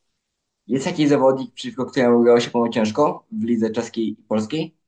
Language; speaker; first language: Polish; native; Polish